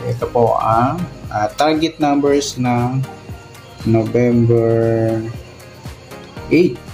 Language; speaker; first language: Filipino; native; Filipino